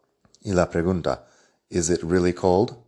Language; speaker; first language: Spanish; non-native, fluent; English